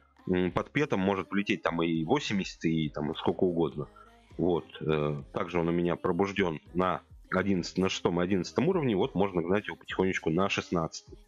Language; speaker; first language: Russian; native; Russian